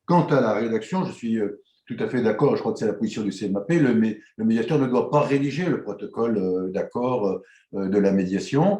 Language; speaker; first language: French; native; French